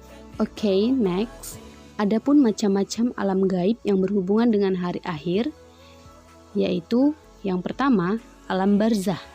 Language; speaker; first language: Indonesian; native; Indonesian